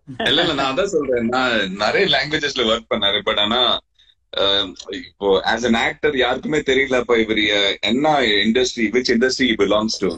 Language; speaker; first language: Tamil; non-native, fluent; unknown